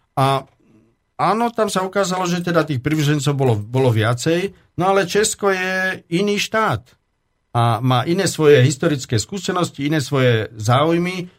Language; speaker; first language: Slovak; native; Slovak